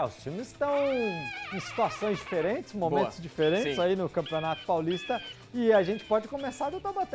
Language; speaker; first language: Portuguese; native; Portuguese